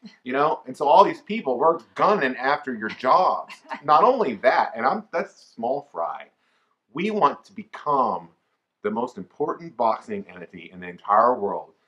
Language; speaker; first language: English; native; English